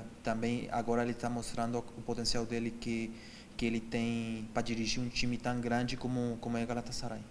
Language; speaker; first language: Portuguese; non-native, fluent; Spanish